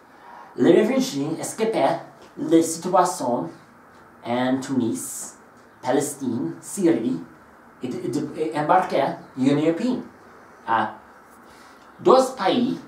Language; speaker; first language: French; non-native, learner; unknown